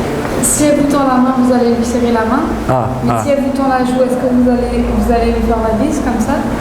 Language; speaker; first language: French; native; French